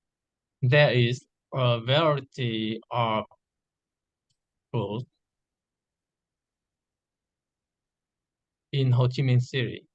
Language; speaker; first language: English; non-native, learner; Vietnamese